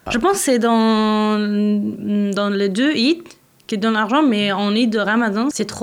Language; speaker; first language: French; non-native, learner; Persian